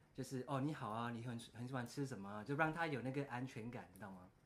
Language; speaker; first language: Chinese; early bilingual, heritage; Chinese